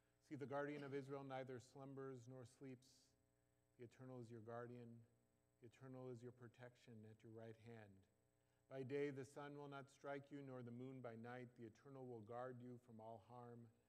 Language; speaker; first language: English; native; English